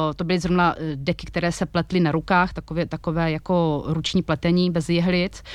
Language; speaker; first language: Czech; non-native, fluent; Ukrainian